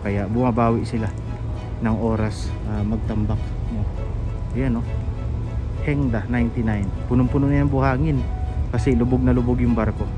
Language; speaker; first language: Filipino; native; Filipino